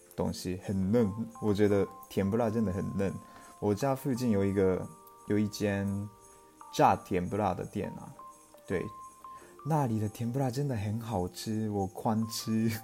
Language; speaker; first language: Chinese; non-native, fluent; Japanese